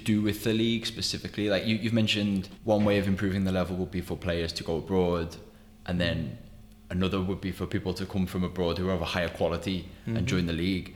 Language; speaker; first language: English; native; English